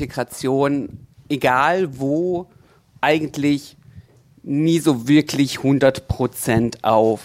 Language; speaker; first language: German; native; German